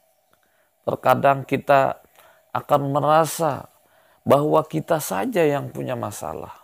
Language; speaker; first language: Indonesian; native; Indonesian